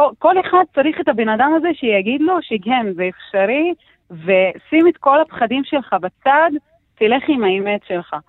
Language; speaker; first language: Hebrew; non-native, local second language; Arabic